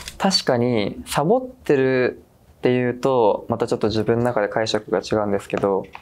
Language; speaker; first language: Japanese; native; Japanese